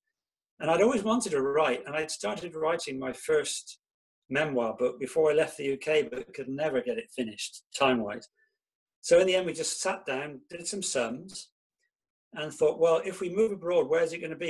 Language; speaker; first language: English; native; English